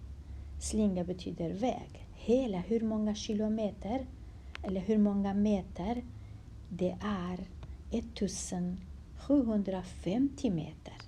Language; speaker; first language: Swedish; non-native, fluent; Kurdish